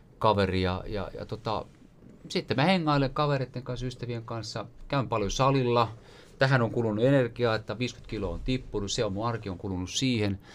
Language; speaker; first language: Finnish; native; Finnish